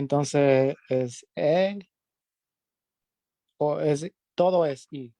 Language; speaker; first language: Spanish; early bilingual, heritage; Spanish